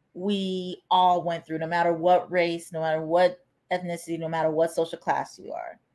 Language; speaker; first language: English; native; English